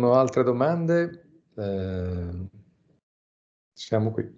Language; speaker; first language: Italian; native; Italian